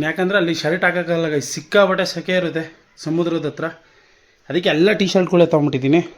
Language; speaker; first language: Kannada; native; Kannada